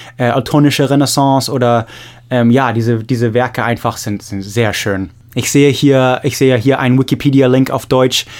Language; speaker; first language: German; non-native, fluent; English